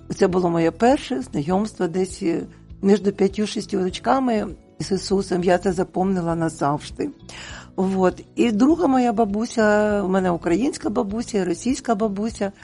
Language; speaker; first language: Ukrainian; non-native, local second language; Russian